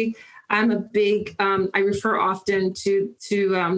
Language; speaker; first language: English; native; English